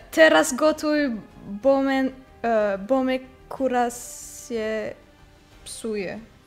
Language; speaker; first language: Polish; non-native, learner; French